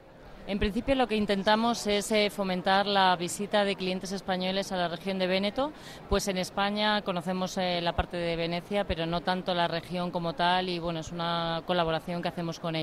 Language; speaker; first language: Spanish; native; Spanish